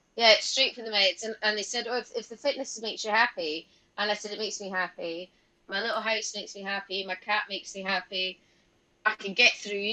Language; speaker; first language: English; native; English